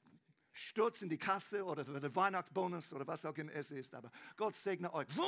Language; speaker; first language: German; non-native, learner; English